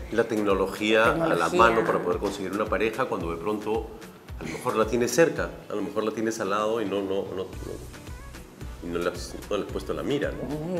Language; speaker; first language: Spanish; native; Spanish